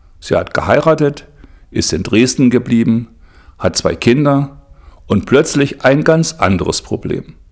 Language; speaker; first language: German; native; German